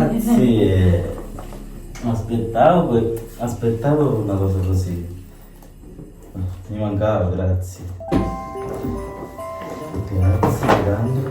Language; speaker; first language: Italian; non-native, learner; Sinhala